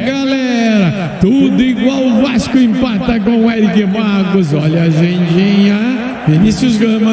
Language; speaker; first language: Portuguese; native; Portuguese